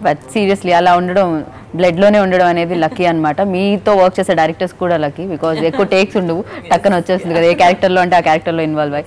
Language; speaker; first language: Telugu; native; Telugu